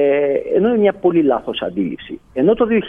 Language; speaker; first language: Greek; native; Greek